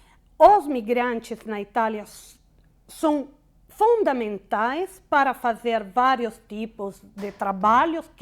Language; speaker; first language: Portuguese; non-native, fluent; Italian